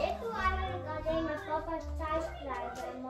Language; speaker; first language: Dutch; early bilingual, heritage; Dutch